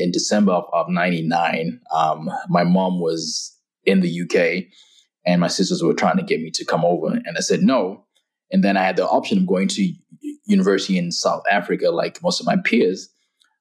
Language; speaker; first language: English; non-native, local second language; Shona